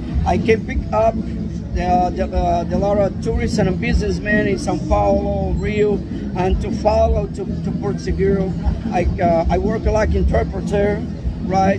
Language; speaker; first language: English; non-native, learner; Portuguese